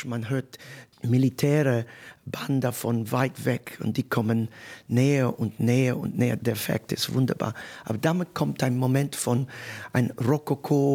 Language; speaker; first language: German; non-native, fluent; English